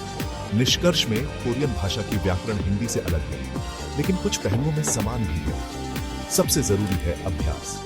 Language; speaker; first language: Hindi; native; Hindi